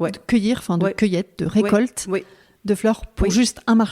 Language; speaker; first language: French; native; French